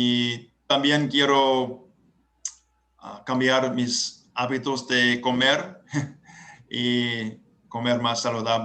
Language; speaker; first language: Spanish; non-native, learner; English